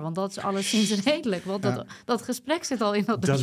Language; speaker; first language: Dutch; native; Dutch